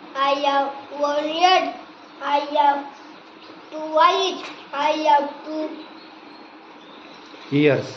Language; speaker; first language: English; non-native, learner; Marathi